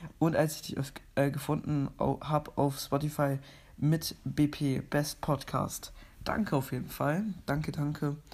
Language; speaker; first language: German; native; German